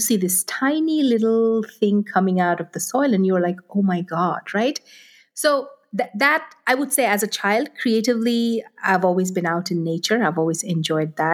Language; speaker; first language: English; non-native, local second language; Bangla